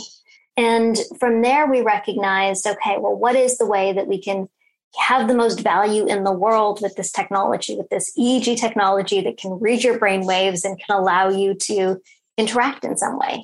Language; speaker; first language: English; native; English